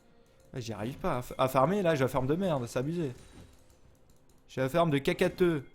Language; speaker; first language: French; native; French